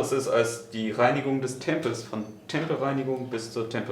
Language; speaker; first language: German; native; German